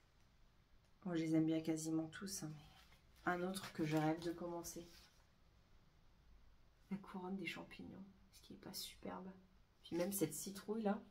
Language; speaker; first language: French; native; French